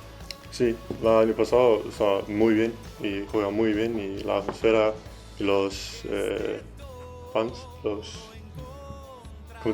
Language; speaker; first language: Spanish; non-native, learner; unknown